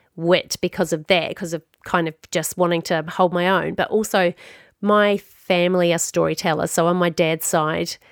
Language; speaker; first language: English; native; English